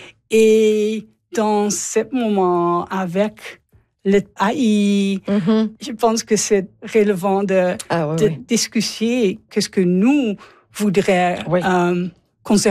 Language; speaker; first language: French; non-native, learner; English